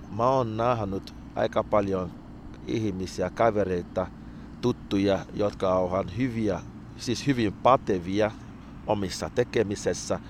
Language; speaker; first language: Finnish; non-native, fluent; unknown